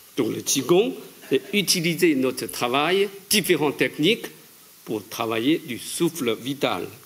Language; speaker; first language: French; non-native, fluent; Chinese